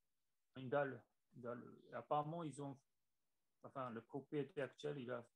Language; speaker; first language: French; non-native, learner; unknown